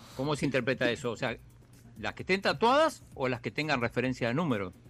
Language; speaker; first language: Spanish; native; Spanish